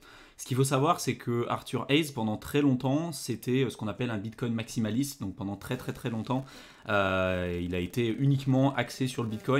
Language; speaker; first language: French; native; French